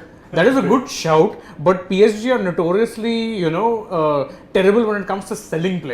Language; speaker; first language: English; non-native, local second language; Hindi